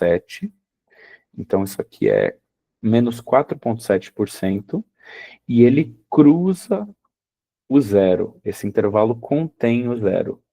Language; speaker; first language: Portuguese; native; Portuguese